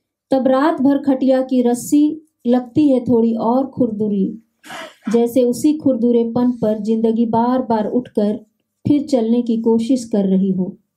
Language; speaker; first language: Hindi; non-native, local second language; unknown